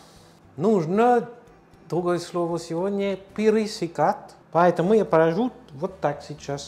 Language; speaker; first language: Russian; non-native, learner; French